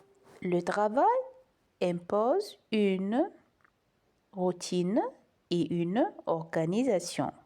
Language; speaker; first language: French; non-native, local second language; Arabic